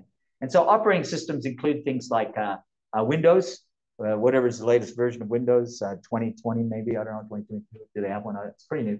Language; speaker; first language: English; native; English